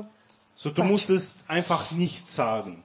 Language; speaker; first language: German; non-native, learner; Romanian